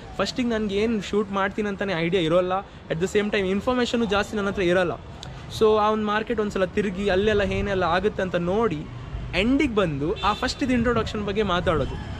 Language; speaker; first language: Kannada; non-native, local second language; Konkani